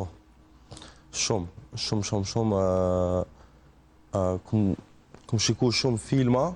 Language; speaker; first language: Albanian; early bilingual, heritage; Albanian